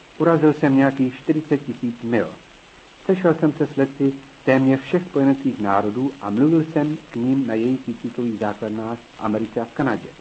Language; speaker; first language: Czech; native; Czech